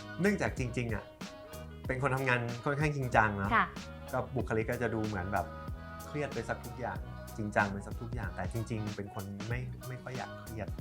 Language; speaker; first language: Thai; native; Thai